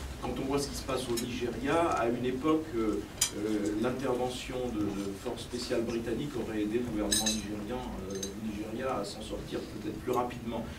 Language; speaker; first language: French; native; French